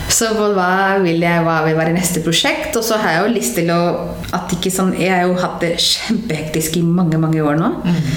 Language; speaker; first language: Norwegian; non-native, fluent; Hindi